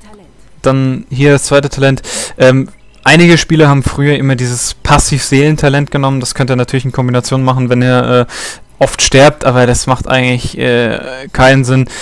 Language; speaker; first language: German; native; German